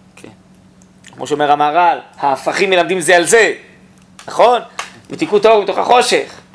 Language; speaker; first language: Hebrew; native; Hebrew